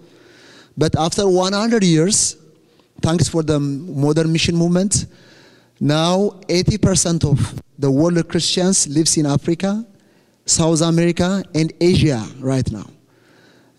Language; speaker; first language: English; non-native, fluent; Amharic